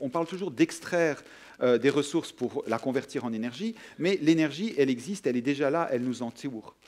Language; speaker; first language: French; native; French